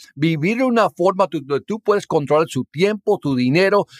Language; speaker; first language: Spanish; early bilingual, heritage; Spanish